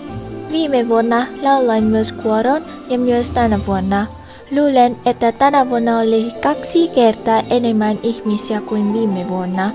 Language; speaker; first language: Finnish; non-native, learner; Vietnamese